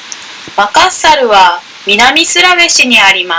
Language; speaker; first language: Japanese; non-native, learner; Indonesian